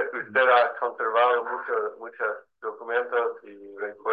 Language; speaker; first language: Spanish; non-native, fluent; English